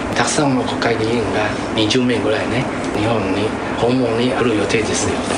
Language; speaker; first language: Japanese; non-native, fluent; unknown